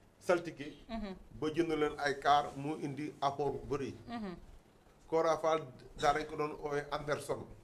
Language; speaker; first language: Wolof; native; Wolof